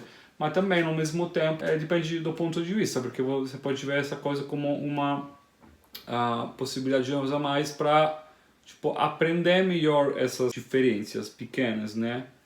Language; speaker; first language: Portuguese; non-native, fluent; Italian